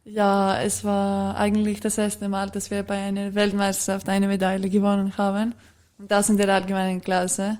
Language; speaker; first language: German; non-native, fluent; Greek